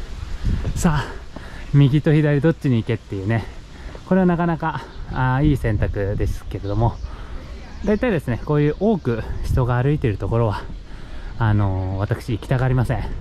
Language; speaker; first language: Japanese; native; Japanese